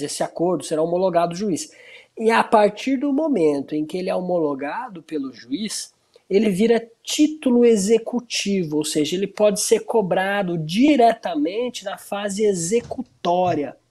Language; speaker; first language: Portuguese; native; Portuguese